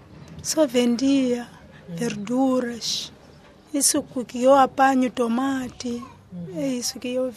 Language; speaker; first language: Portuguese; non-native, local second language; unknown